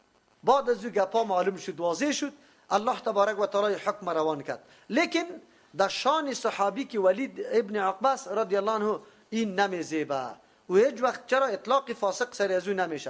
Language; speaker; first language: Persian; native; Persian